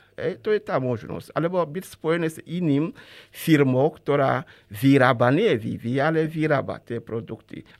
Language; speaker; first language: Slovak; non-native, fluent; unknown